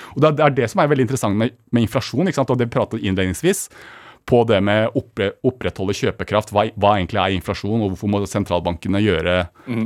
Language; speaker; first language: Norwegian; early bilingual, other home language; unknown